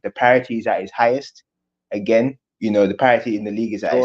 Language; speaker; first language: English; native; English